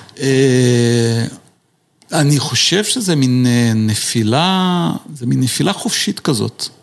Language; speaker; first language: Hebrew; non-native, fluent; Portuguese